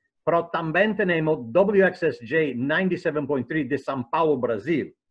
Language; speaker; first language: Portuguese; non-native, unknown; Italian